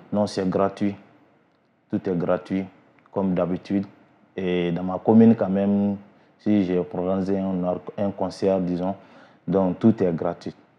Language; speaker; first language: French; non-native, local second language; Bambara